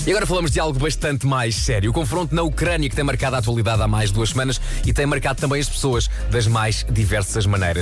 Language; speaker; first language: Portuguese; native; Portuguese